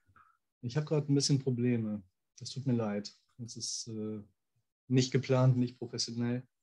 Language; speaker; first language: German; native; German